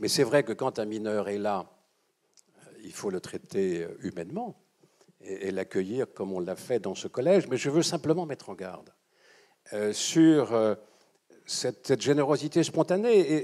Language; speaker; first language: French; native; French